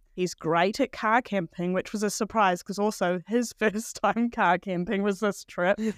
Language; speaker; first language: English; native; English